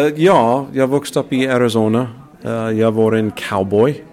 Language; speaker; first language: Swedish; non-native, learner; English